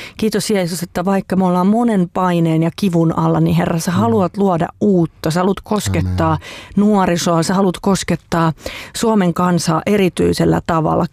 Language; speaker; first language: Finnish; native; Finnish